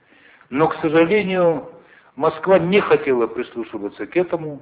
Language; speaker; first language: Russian; non-native, local second language; Ossetic